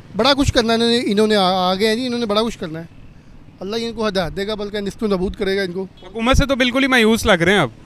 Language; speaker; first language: Urdu; non-native, local second language; Punjabi